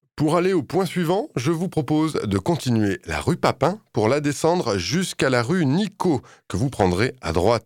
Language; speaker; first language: French; native; French